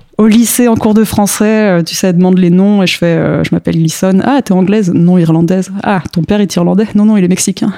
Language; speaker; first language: French; early bilingual, other home language; Spanish